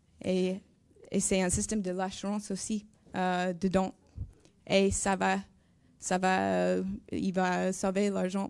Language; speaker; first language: French; non-native, learner; English